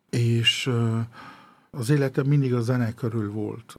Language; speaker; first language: Hungarian; early bilingual, heritage; Hungarian